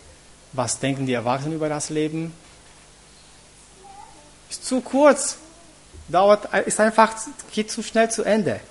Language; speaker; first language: German; non-native, fluent; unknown